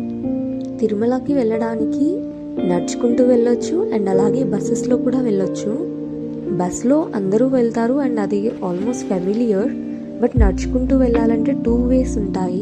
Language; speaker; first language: Telugu; native; Telugu